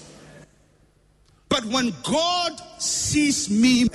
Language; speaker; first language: English; non-native, local second language; Akan